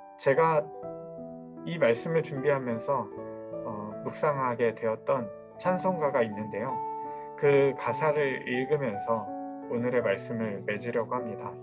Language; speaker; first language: Korean; native; Korean